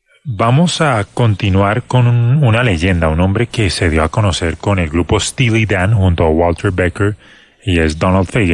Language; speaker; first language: Spanish; native; Spanish